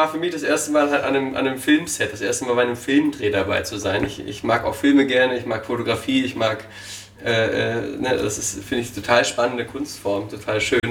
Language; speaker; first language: German; native; German